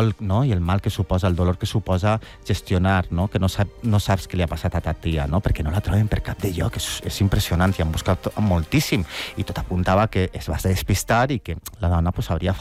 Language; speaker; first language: Catalan; native; Catalan